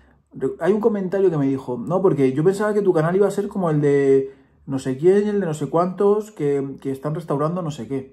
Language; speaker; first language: Spanish; native; Spanish